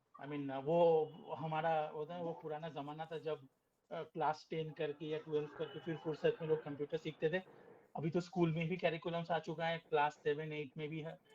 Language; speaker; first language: Hindi; non-native, local second language; Bangla